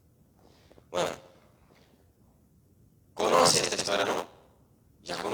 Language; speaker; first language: Spanish; non-native, learner; Portuguese